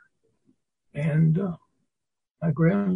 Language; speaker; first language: English; native; English